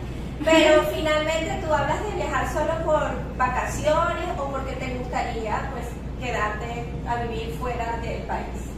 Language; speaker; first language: Spanish; native; Spanish